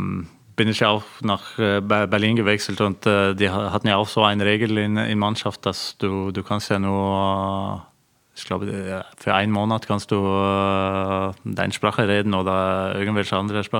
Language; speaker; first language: German; non-native, fluent; Norwegian